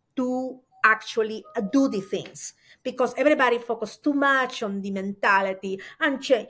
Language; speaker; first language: English; non-native, fluent; Spanish